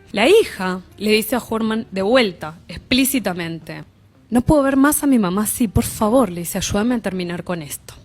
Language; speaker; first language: Spanish; native; Spanish